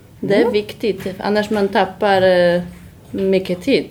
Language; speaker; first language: Swedish; non-native, learner; Polish